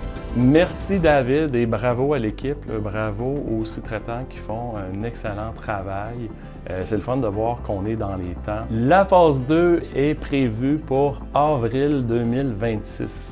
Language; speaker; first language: French; native; French